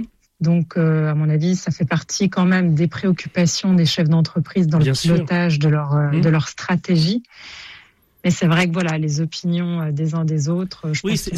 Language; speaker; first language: French; native; French